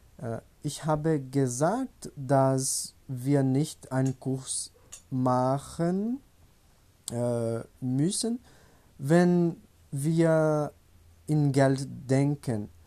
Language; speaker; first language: German; non-native, learner; Portuguese